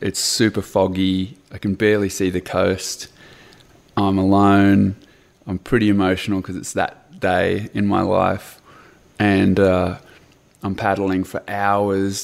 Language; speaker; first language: English; native; English